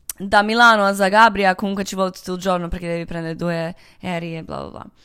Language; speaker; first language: Italian; non-native, fluent; Croatian